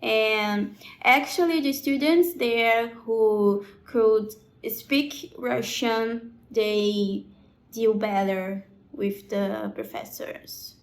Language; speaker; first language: English; non-native, learner; Portuguese